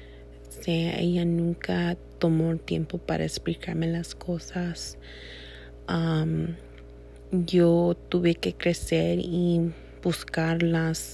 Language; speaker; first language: Spanish; early bilingual, heritage; Spanish